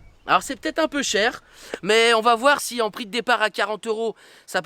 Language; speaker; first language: French; native; French